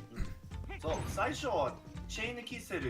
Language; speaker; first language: Japanese; non-native, learner; English